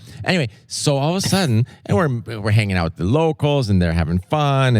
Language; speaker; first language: English; native; English